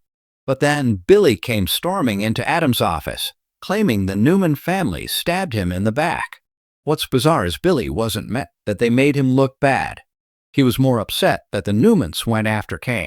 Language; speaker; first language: English; native; English